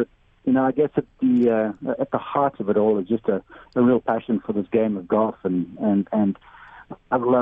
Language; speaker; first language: English; native; English